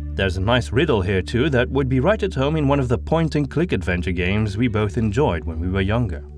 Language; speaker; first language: English; non-native, fluent; Dutch